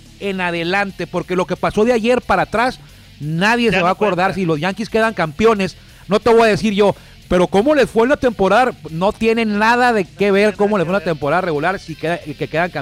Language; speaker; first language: Spanish; native; Spanish